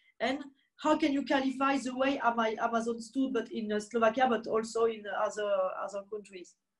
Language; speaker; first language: English; non-native, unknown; French